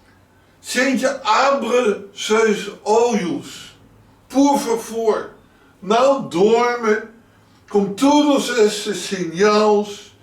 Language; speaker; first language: Portuguese; non-native, learner; Dutch